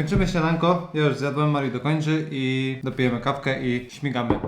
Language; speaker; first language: Polish; native; Polish